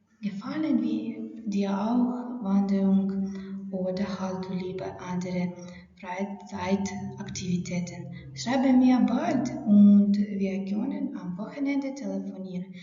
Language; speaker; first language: German; non-native, fluent; Ukrainian